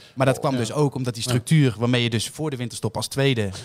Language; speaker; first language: Dutch; native; Dutch